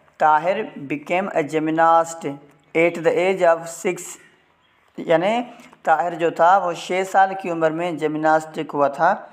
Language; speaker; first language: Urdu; non-native, local second language; Sindhi